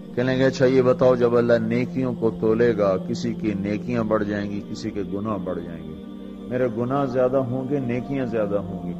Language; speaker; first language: Urdu; non-native, local second language; Punjabi